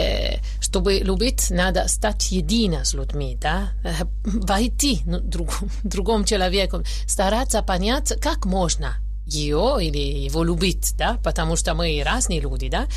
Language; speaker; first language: Russian; non-native, learner; Italian